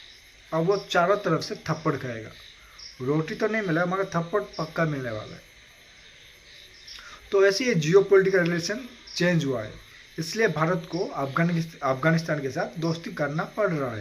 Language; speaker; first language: Hindi; non-native, local second language; Odia